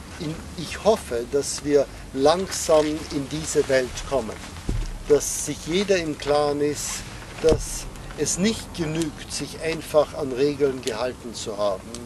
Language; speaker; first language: German; non-native, fluent; English